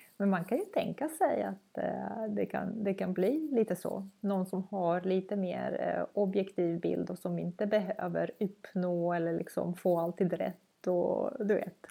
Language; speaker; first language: Swedish; non-native, fluent; Croatian